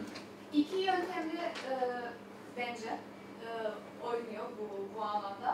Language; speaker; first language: Turkish; non-native, fluent; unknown